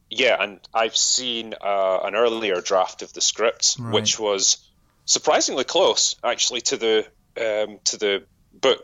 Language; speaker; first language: English; native; English